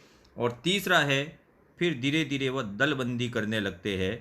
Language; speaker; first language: Hindi; native; Hindi